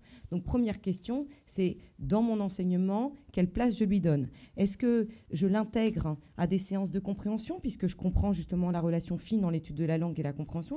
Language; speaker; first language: French; native; French